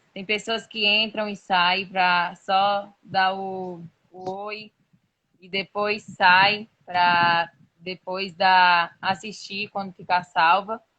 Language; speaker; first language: Portuguese; native; Portuguese